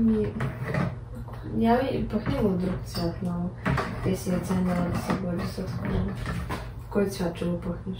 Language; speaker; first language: Bulgarian; native; Bulgarian